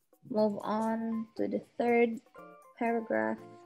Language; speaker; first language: English; non-native, fluent; Indonesian